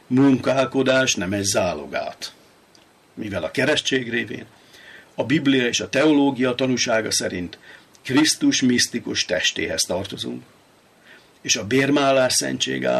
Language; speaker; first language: Hungarian; native; Hungarian